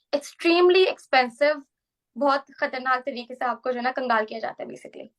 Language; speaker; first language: Urdu; native; Urdu